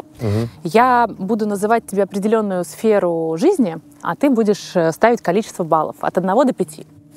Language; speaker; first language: Russian; native; Russian